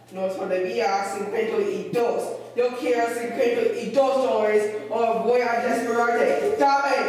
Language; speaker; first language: Spanish; non-native, learner; English